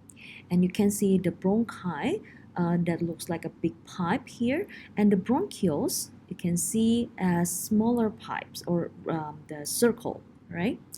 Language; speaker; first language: English; non-native, fluent; Indonesian